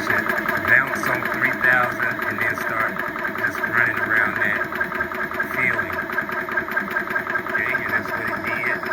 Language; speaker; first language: English; native; English